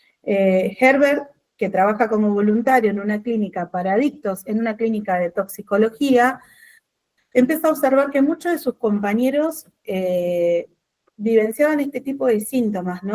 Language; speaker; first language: Spanish; native; Spanish